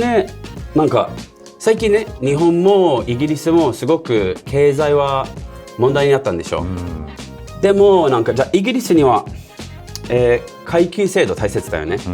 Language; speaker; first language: Japanese; non-native, learner; English